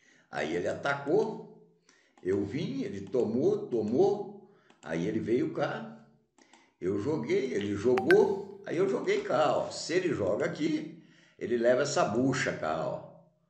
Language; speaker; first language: Portuguese; native; Portuguese